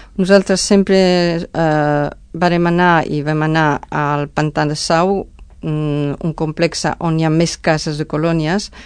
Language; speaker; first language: Catalan; non-native, fluent; Spanish